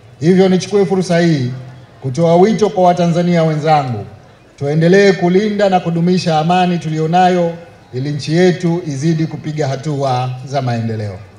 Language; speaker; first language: Swahili; native; Swahili